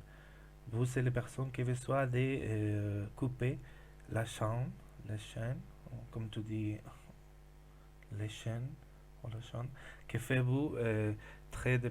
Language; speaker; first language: French; non-native, learner; Spanish